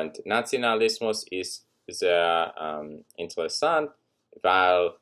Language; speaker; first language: German; non-native, learner; English